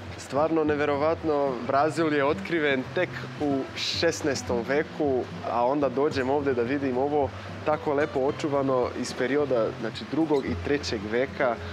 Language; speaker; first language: Serbian; non-native, fluent; Portuguese